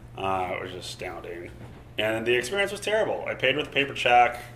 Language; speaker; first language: English; native; English